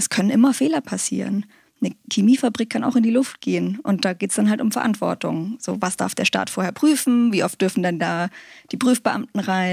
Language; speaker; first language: German; native; German